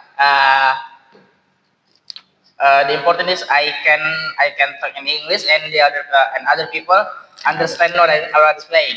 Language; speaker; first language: English; non-native, learner; Indonesian